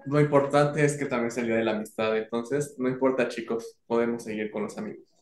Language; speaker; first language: Spanish; native; Spanish